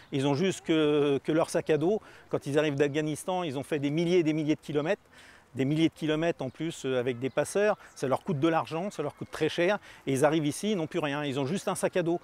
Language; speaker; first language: French; native; French